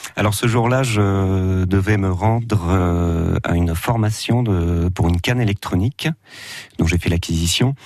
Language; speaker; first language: French; native; French